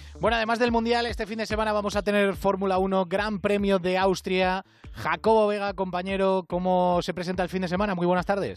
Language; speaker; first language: Spanish; native; Spanish